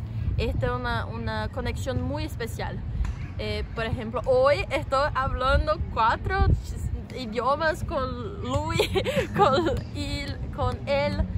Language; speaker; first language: Spanish; non-native, learner; Portuguese